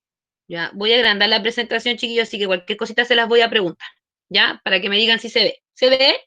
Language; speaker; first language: Spanish; native; Spanish